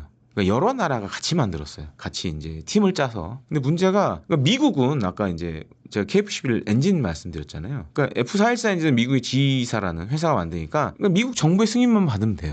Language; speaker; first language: Korean; native; Korean